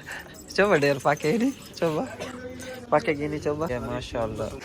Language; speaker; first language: Indonesian; non-native, learner; Urdu